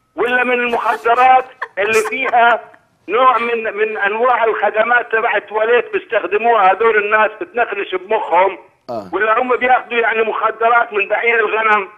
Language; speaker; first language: Arabic; native; Arabic